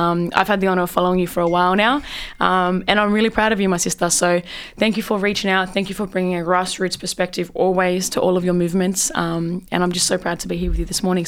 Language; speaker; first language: English; native; English